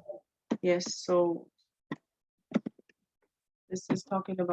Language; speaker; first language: English; non-native, fluent; Burmese